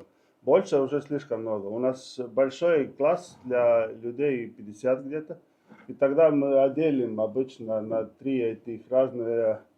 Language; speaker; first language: Russian; non-native, learner; Estonian